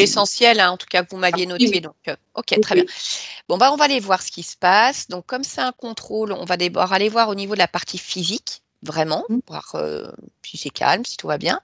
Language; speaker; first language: French; native; French